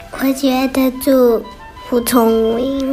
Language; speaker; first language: Chinese; early bilingual, heritage; Chinese